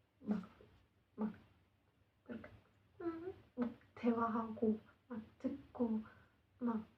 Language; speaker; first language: Korean; non-native, learner; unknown